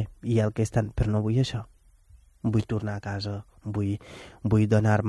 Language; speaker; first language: Catalan; non-native, fluent; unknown